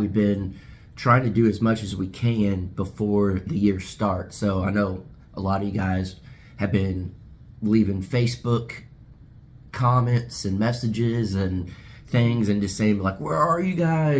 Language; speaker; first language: English; native; English